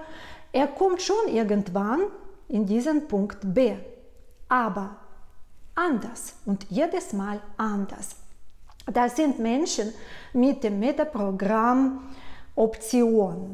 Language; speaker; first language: German; non-native, fluent; Russian